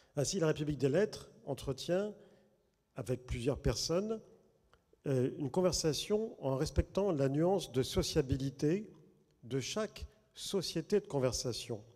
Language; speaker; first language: French; native; French